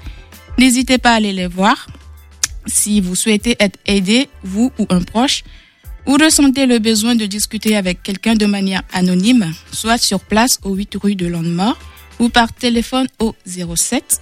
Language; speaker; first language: French; native; French